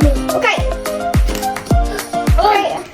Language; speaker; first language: English; non-native, learner; Vietnamese